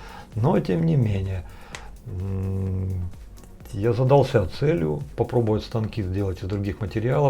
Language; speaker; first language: Russian; native; Russian